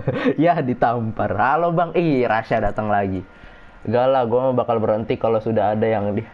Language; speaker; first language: Indonesian; native; Indonesian